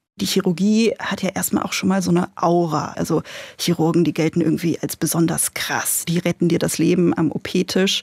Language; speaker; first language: German; native; German